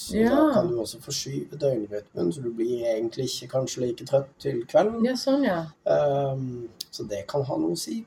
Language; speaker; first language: Norwegian; native; Norwegian